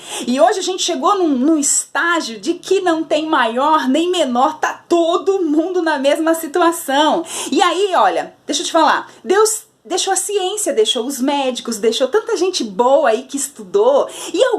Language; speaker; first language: Portuguese; native; Portuguese